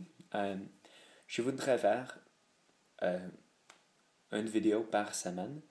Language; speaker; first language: French; non-native, learner; English